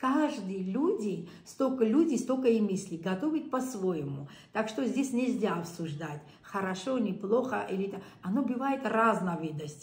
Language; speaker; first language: Russian; non-native, local second language; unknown